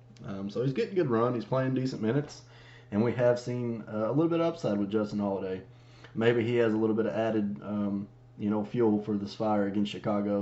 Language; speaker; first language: English; native; English